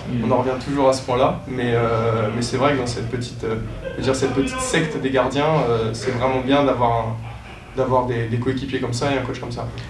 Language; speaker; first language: French; native; French